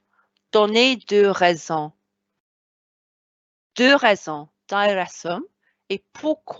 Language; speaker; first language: French; non-native, fluent; Welsh